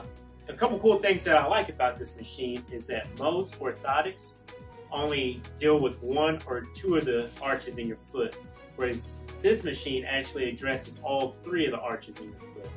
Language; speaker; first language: English; native; English